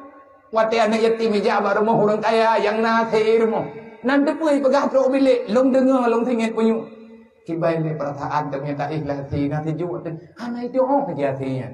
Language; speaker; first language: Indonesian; non-native, local second language; Achinese